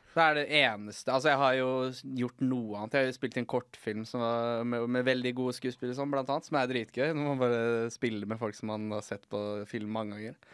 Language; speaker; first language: Norwegian; native; Norwegian